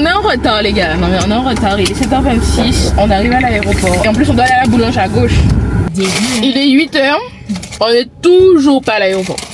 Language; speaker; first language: French; native; French